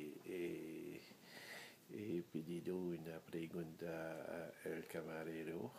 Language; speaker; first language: Spanish; non-native, learner; French